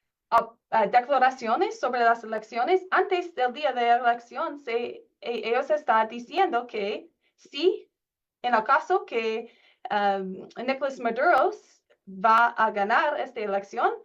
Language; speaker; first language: Spanish; non-native, learner; English